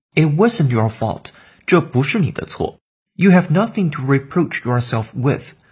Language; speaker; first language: English; non-native, fluent; Chinese